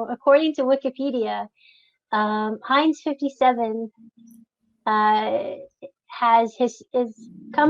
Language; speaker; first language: English; non-native, local second language; French